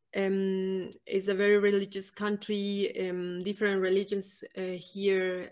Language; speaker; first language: English; non-native, fluent; Spanish